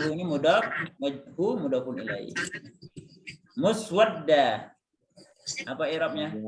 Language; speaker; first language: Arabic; non-native, fluent; Indonesian